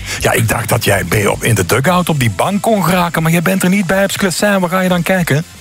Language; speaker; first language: Dutch; native; Dutch